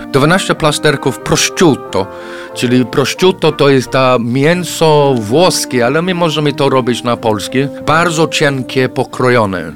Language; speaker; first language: Polish; non-native, fluent; English